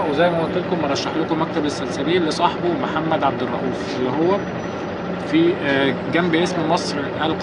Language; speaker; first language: Arabic; native; Arabic